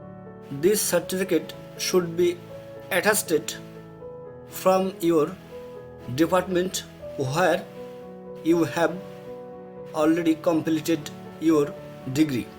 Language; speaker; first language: English; non-native, fluent; Bangla